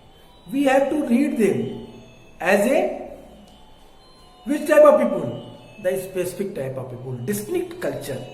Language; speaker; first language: English; non-native, local second language; Hindi